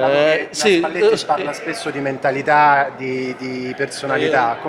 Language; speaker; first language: Italian; native; Italian